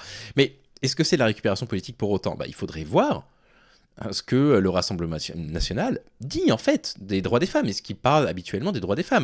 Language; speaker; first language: French; native; French